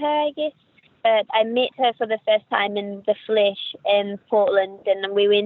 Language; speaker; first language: English; native; English